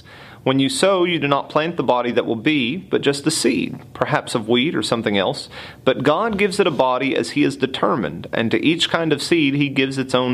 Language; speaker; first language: English; native; English